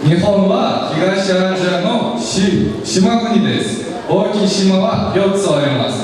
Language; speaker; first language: Japanese; non-native, learner; Kyrgyz